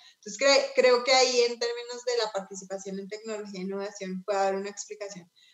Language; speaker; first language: Spanish; native; Spanish